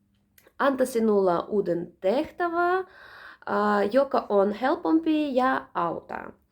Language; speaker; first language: Finnish; non-native, learner; Russian